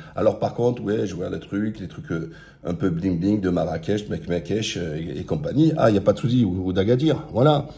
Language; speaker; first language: French; early bilingual, other home language; Arabic